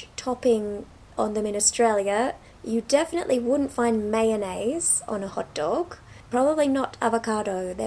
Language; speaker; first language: English; native; English